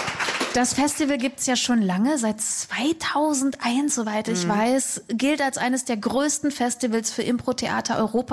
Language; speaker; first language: German; native; German